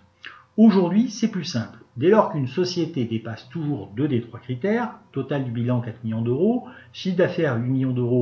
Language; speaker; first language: French; native; French